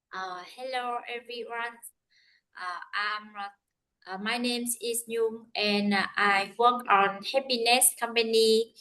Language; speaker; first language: English; non-native, learner; Vietnamese